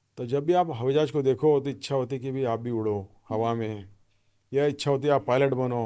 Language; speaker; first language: Hindi; native; Hindi